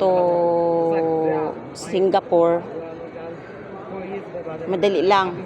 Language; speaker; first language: Filipino; non-native, local second language; Cebuano